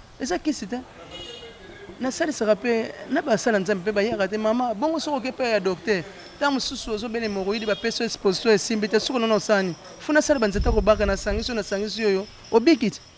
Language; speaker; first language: Lingala; non-native, local second language; Kongo